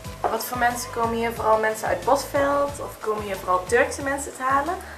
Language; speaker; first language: Dutch; native; Dutch